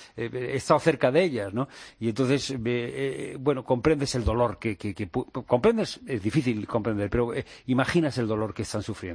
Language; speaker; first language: Spanish; native; Spanish